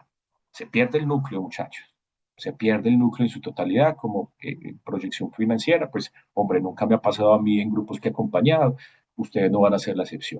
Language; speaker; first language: Spanish; native; Spanish